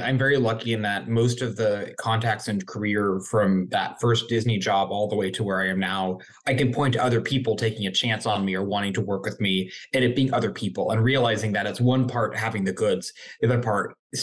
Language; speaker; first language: English; native; English